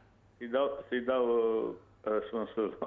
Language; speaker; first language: Romanian; native; Romanian